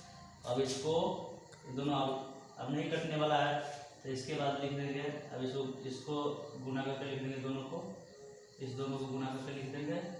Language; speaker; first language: Hindi; native; Hindi